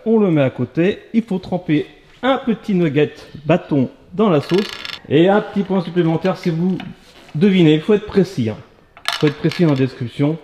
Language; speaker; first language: French; native; French